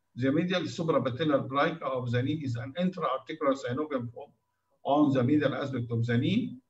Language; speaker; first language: English; non-native, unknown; Arabic